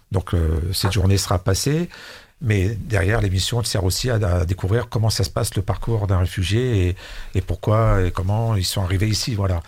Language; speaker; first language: French; native; French